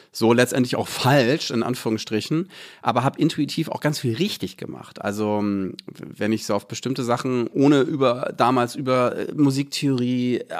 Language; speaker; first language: German; native; German